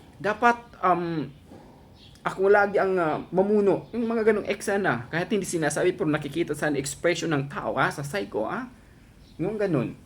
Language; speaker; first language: Filipino; native; Filipino